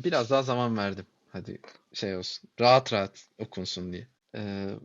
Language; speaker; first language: Turkish; native; Turkish